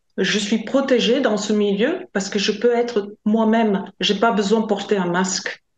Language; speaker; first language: French; non-native, fluent; Latvian